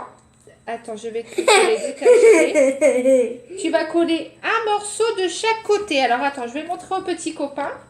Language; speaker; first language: French; native; French